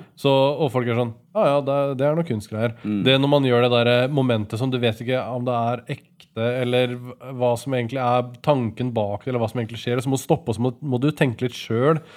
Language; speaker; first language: Norwegian; native; Norwegian